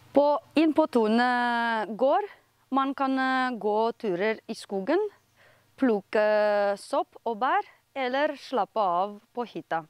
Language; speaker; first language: Norwegian; non-native, fluent; Romanian